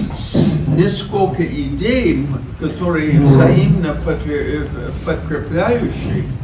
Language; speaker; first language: Russian; non-native, fluent; English